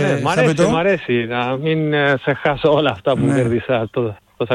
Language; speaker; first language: Greek; non-native, learner; Spanish